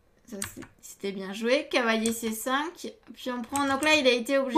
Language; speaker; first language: French; native; French